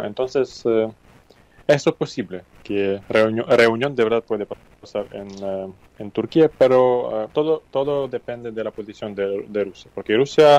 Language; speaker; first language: Spanish; non-native, fluent; Ukrainian